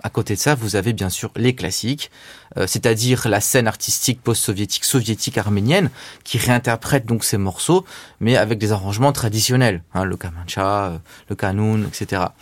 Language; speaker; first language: French; native; French